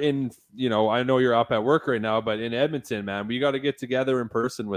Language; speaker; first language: English; native; English